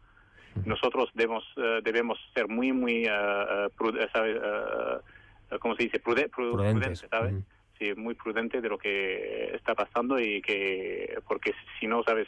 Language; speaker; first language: Spanish; non-native, fluent; Arabic